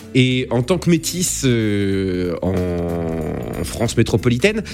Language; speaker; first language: French; native; French